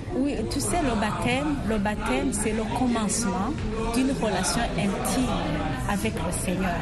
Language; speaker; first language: French; non-native, local second language; Rundi